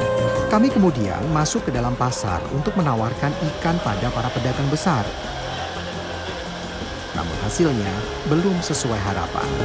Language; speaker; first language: Indonesian; native; Indonesian